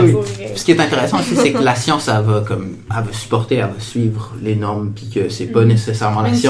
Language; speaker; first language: French; native; French